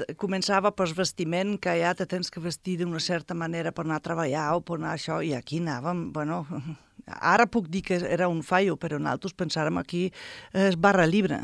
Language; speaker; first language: Catalan; non-native, fluent; German